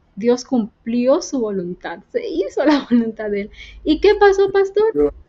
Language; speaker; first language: Spanish; native; Spanish